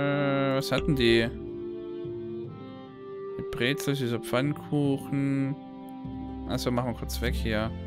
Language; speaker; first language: German; native; German